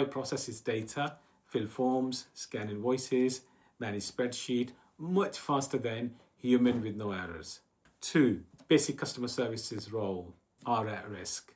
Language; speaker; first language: English; non-native, fluent; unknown